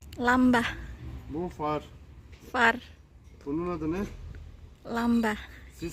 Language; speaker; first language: Turkish; native; Turkish